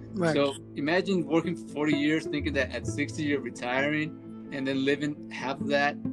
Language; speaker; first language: English; early bilingual, other home language; Spanish